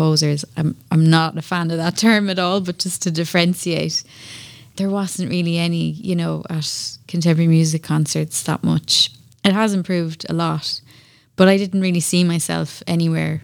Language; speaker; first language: English; native; English